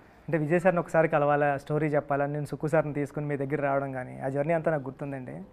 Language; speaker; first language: Telugu; native; Telugu